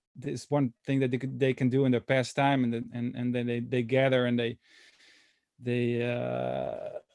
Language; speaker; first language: English; non-native, fluent; Dutch